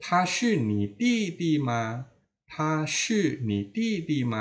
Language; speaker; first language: Chinese; non-native, fluent; Indonesian